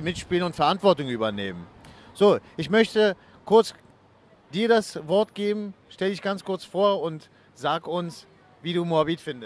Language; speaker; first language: German; early bilingual, other home language; Turkish